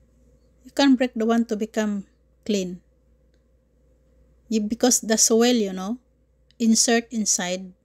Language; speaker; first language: English; non-native, learner; Filipino